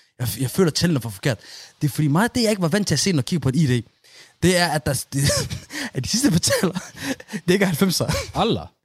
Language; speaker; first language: Danish; early bilingual, other home language; Somali